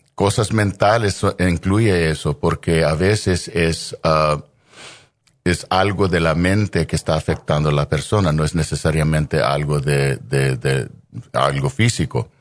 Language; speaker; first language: Spanish; early bilingual, heritage; Spanish